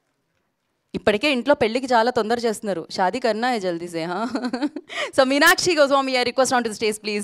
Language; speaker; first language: Telugu; native; Telugu